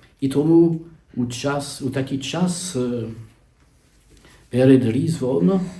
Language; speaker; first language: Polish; non-native, learner; French